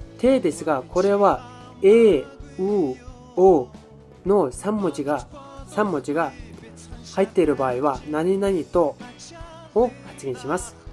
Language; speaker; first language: Japanese; non-native, fluent; Mongolian